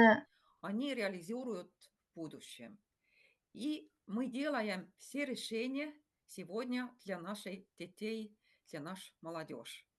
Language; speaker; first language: Russian; non-native, fluent; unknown